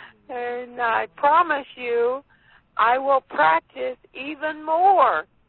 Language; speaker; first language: English; native; English